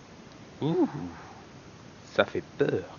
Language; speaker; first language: French; native; French